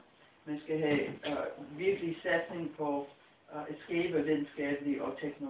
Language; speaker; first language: Danish; non-native, fluent; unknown